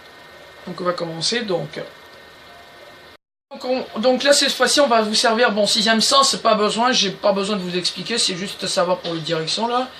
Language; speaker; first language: French; native; French